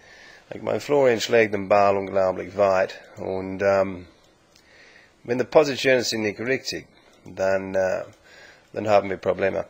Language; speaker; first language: German; non-native, learner; English